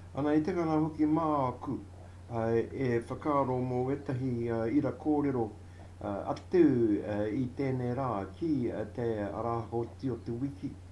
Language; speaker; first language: Māori; non-native, local second language; English